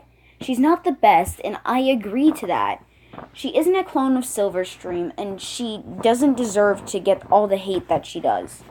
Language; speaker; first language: English; native; English